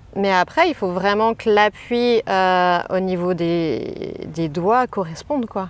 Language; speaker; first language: French; native; French